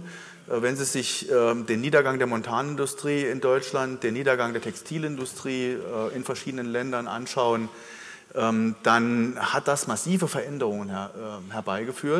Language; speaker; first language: German; native; German